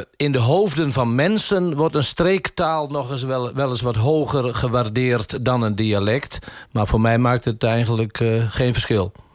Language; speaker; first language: Dutch; native; Dutch